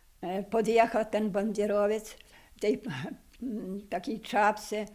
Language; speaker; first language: Polish; non-native, local second language; Ukrainian